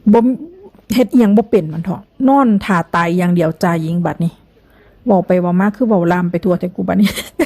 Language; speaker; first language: Thai; native; Thai